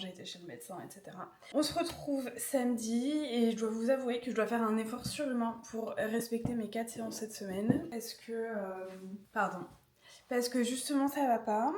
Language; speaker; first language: French; native; French